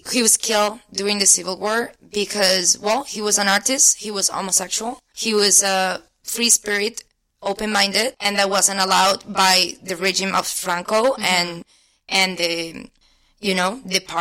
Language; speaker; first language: English; non-native, fluent; Spanish